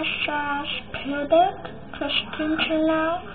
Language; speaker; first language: Russian; early bilingual, heritage; Russian